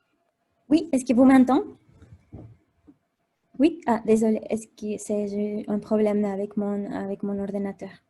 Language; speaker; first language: French; non-native, fluent; Spanish